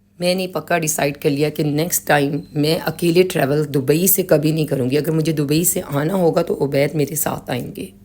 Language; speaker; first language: Urdu; native; Urdu